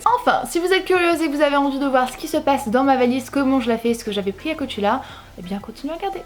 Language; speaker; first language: French; native; French